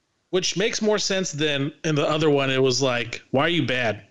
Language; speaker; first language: English; native; English